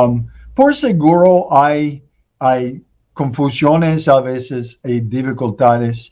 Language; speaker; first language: Spanish; non-native, learner; English